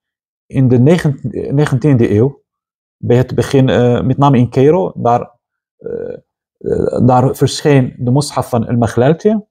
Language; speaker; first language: Dutch; non-native, fluent; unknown